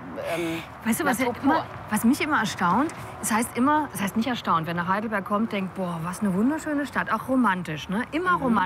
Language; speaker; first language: German; native; German